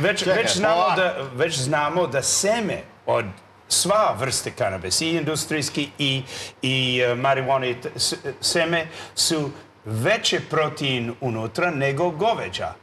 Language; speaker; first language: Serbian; non-native, learner; English